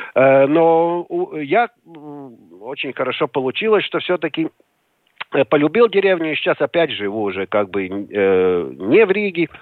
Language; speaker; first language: Russian; non-native, local second language; Latvian